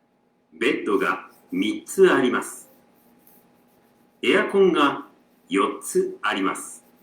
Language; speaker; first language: Japanese; non-native, learner; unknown